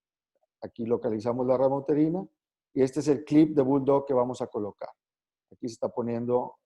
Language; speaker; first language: Spanish; native; Spanish